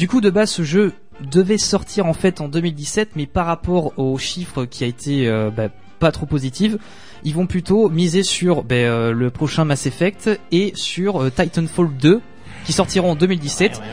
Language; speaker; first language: French; native; French